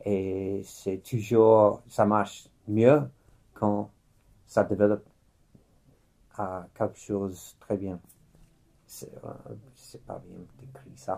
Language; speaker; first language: French; non-native, fluent; English